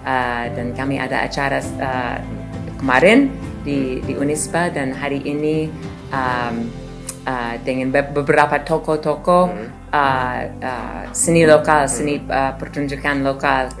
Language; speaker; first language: Indonesian; non-native, learner; English